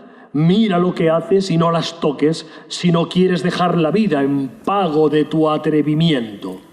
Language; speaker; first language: Spanish; native; Spanish